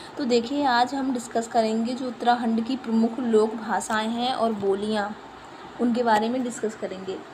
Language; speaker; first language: Hindi; native; Hindi